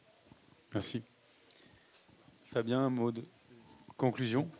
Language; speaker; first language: French; native; French